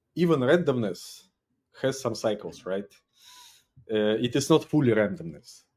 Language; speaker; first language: English; non-native, fluent; Uzbek